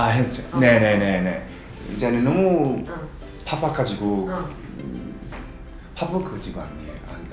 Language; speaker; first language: Korean; non-native, learner; English